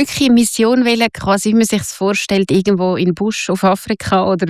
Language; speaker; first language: German; native; German